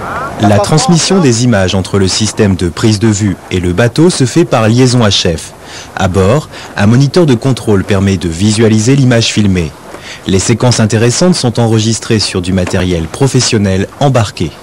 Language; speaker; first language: French; native; French